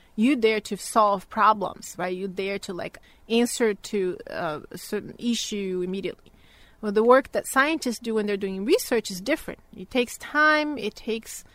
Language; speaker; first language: English; non-native, fluent; Portuguese